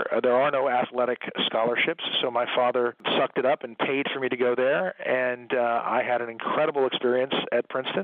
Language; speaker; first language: English; native; English